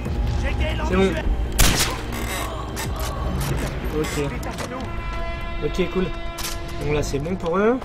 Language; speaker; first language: French; native; French